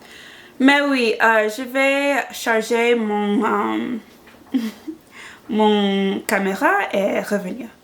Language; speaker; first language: French; non-native, learner; English